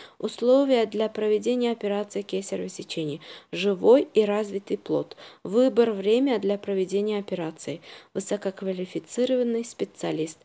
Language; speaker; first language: Russian; non-native, local second language; Uzbek